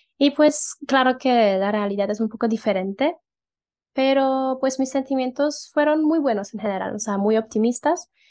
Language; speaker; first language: Spanish; non-native, fluent; Polish